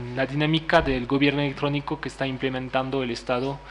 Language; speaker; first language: Spanish; non-native, fluent; French